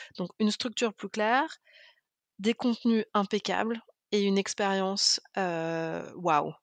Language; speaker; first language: French; native; French